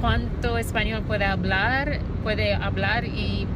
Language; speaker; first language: Spanish; non-native, learner; Romanian